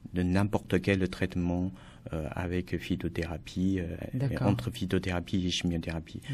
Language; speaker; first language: French; non-native, fluent; Chinese